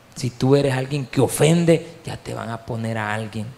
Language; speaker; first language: Spanish; native; Spanish